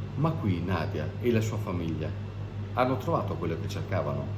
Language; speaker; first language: Italian; native; Italian